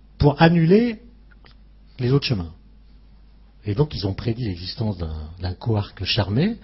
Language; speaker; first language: French; native; French